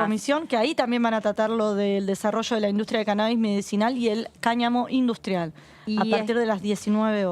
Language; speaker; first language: Spanish; native; Spanish